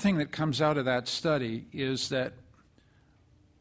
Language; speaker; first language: English; native; English